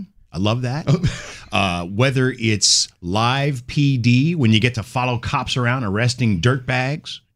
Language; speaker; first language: English; native; English